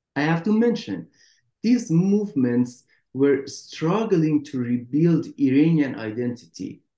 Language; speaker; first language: English; non-native, fluent; Persian